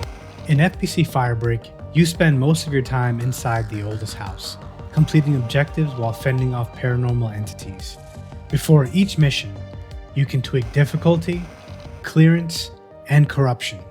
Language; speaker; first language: English; native; English